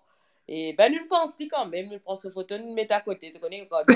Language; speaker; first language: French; non-native, local second language; Morisyen